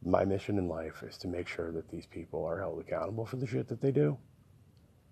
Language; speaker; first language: English; native; English